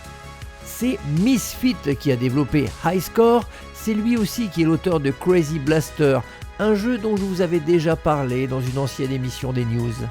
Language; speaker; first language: French; native; French